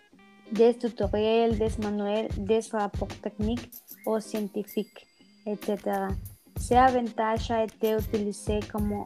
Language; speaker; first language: French; non-native, learner; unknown